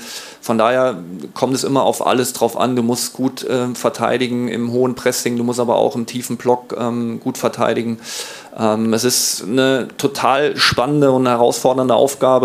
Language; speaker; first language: German; native; German